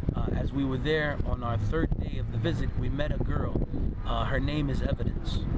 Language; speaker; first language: English; native; English